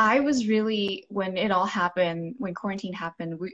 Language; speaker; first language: English; non-native, local second language; Cantonese